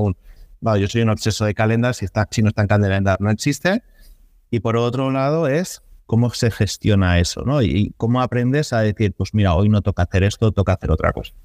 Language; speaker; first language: Spanish; native; Spanish